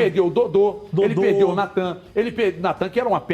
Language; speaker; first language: Portuguese; native; Portuguese